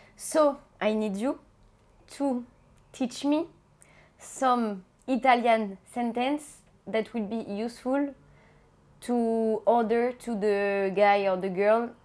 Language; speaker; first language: English; non-native, fluent; French